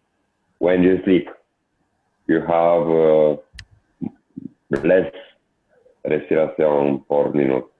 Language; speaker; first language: English; non-native, learner; French